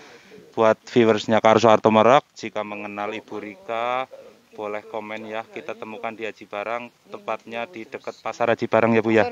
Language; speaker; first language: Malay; non-native, local second language; Javanese